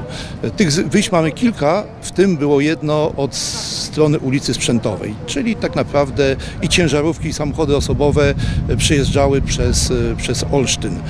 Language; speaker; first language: Polish; native; Polish